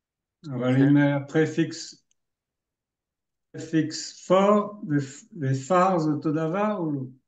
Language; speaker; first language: Hebrew; non-native, fluent; French